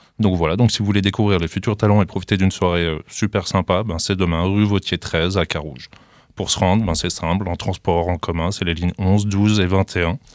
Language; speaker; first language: French; native; French